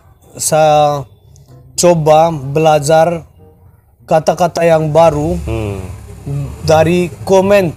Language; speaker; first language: Indonesian; non-native, learner; Hindi